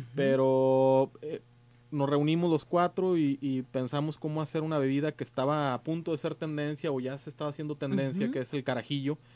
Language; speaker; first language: Spanish; native; Spanish